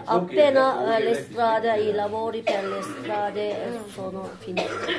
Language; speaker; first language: Italian; non-native, learner; Turkish